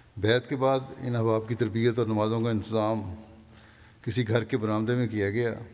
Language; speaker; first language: Urdu; native; Urdu